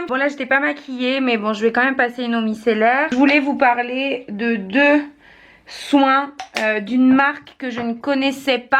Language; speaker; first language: French; native; French